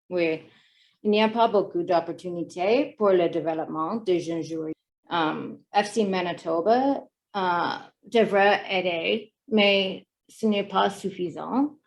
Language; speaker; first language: French; non-native, learner; English